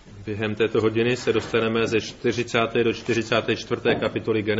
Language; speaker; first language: Czech; native; Czech